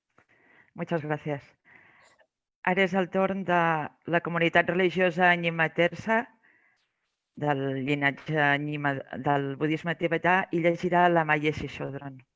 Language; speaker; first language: Catalan; native; Catalan